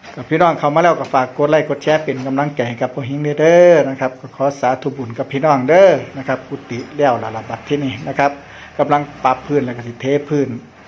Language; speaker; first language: Thai; native; Thai